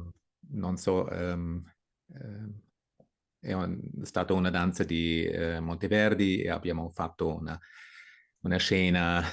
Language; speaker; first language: Italian; non-native, learner; German